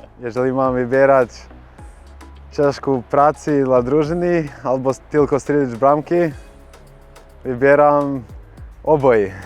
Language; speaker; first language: Polish; non-native, learner; Bosnian